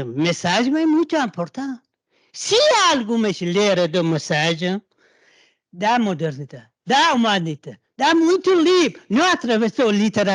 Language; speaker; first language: Portuguese; non-native, learner; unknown